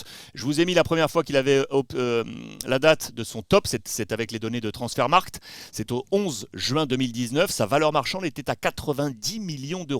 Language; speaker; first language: French; native; French